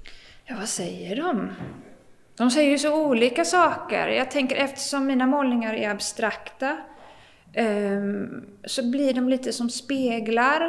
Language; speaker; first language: Swedish; native; Swedish